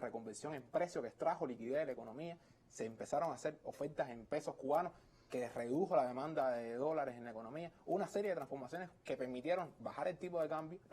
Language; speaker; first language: Spanish; native; Spanish